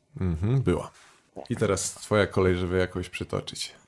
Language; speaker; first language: Polish; native; Polish